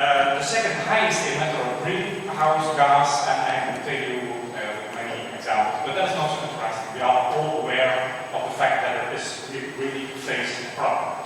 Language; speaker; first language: English; non-native, fluent; Dutch